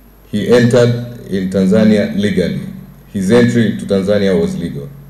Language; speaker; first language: English; non-native, local second language; Swahili